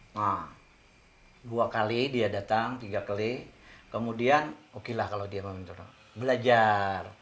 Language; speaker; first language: Malay; non-native, local second language; Banjar